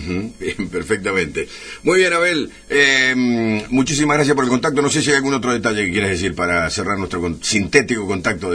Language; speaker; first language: Spanish; native; Spanish